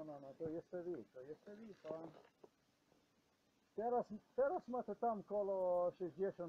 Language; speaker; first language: Polish; non-native, learner; Croatian